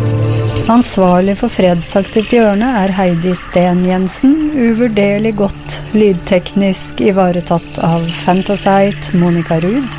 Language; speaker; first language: Norwegian; native; Norwegian